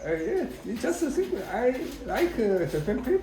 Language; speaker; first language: English; non-native, learner; Korean